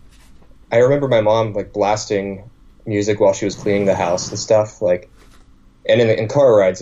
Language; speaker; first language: English; native; English